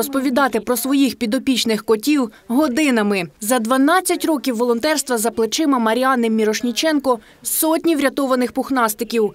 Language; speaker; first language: Ukrainian; native; Ukrainian